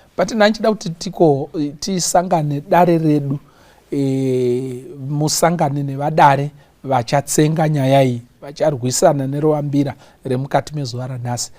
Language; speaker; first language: Shona; native; Shona